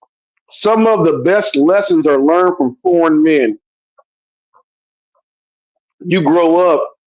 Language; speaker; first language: English; native; English